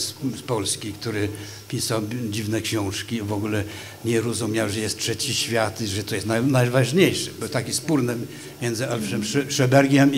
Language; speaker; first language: Polish; non-native, fluent; Swedish